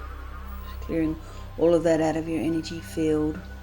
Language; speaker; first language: English; native; English